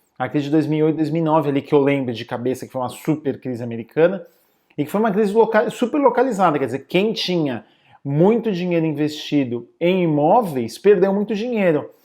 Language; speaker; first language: Portuguese; native; Portuguese